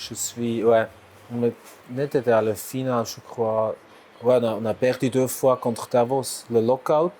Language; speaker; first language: French; non-native, local second language; German